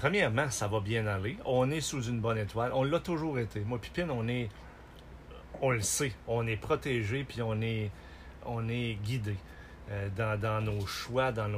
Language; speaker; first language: French; native; French